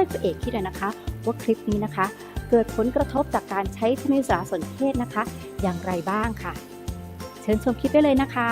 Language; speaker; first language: Thai; native; Thai